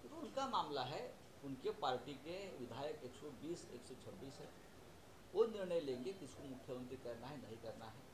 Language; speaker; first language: Hindi; non-native, local second language; Marathi